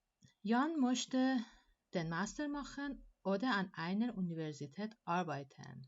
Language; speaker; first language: German; non-native, fluent; Persian